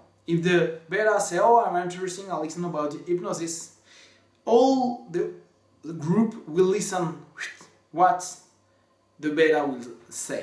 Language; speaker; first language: English; non-native, fluent; French